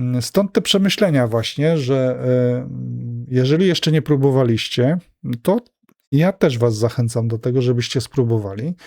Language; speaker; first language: Polish; native; Polish